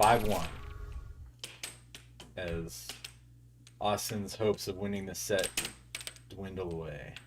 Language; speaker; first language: English; native; English